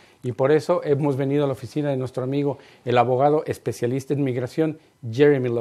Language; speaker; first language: Spanish; native; Spanish